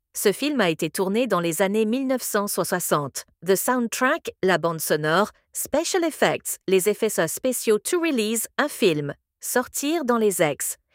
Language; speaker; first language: French; native; French